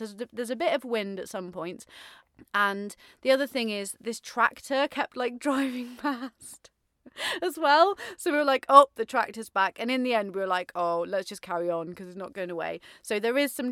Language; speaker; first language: English; native; English